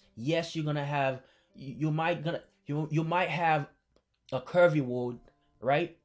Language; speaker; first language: English; early bilingual, other home language; Haitian Creole